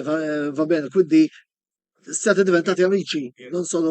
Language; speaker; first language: Italian; non-native, fluent; Maltese